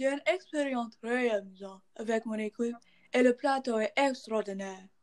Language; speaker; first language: French; non-native, learner; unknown